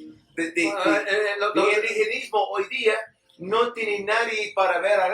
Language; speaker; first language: Spanish; non-native, learner; English